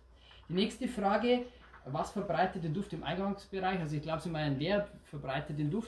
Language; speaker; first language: German; native; German